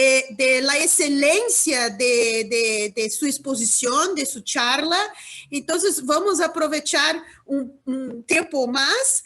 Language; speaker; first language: Spanish; non-native, learner; Portuguese